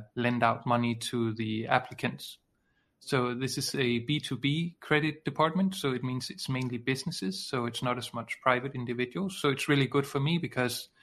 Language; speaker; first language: English; non-native, fluent; Danish